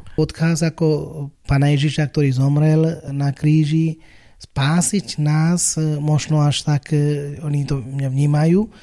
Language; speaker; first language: Slovak; non-native, fluent; Malayalam